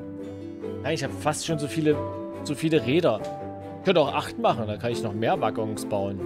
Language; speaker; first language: German; native; German